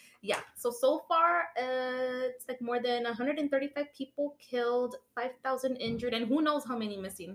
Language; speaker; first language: English; early bilingual, other home language; Spanish